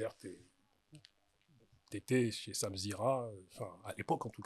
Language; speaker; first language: French; early bilingual, other home language; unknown